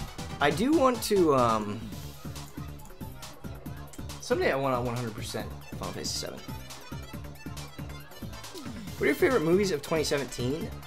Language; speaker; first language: English; native; English